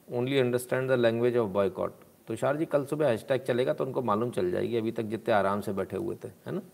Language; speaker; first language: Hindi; native; Hindi